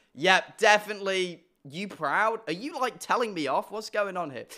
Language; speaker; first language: English; native; English